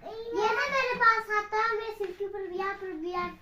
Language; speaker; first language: Hindi; native; Hindi